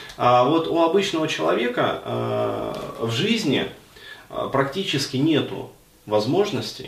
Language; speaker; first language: Russian; native; Russian